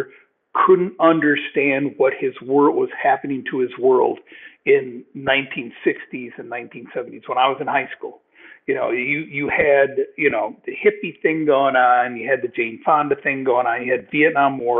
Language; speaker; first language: English; native; English